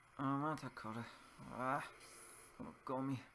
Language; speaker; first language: Japanese; non-native, learner; English